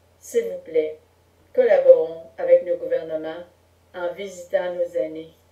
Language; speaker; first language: French; native; French